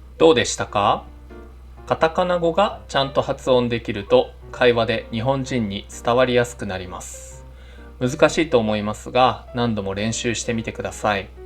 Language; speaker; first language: Japanese; native; Japanese